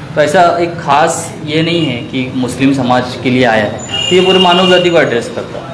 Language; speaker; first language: Hindi; non-native, local second language; Marathi